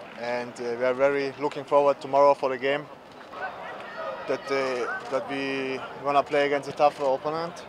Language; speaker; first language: English; non-native, fluent; German